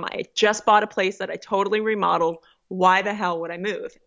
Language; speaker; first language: English; native; English